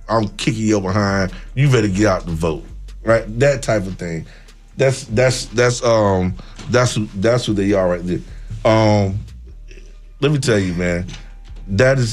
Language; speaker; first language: English; native; English